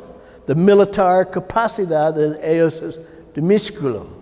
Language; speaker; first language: Spanish; non-native, learner; English